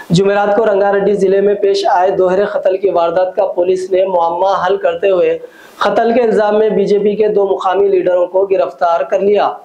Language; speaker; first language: Urdu; native; Urdu